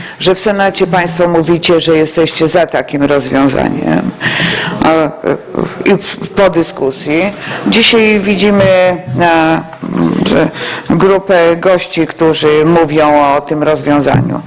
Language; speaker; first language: Polish; native; Polish